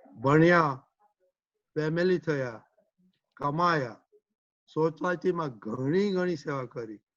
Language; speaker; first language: Gujarati; early bilingual, heritage; Gujarati